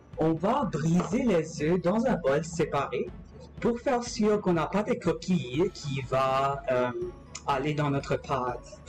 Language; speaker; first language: French; non-native, local second language; English